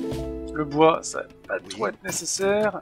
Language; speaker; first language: French; native; French